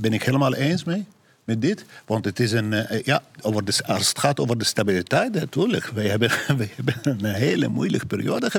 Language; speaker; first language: Dutch; non-native, learner; Arabic